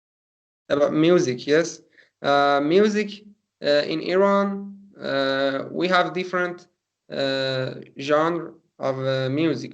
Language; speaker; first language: English; non-native, learner; Persian